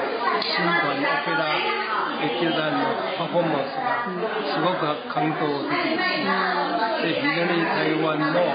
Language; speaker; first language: Japanese; non-native, fluent; Chinese